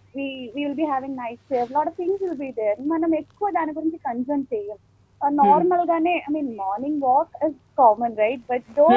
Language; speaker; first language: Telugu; non-native, local second language; Malayalam